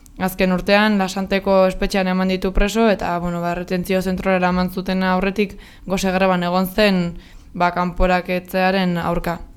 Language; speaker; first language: Basque; native; Basque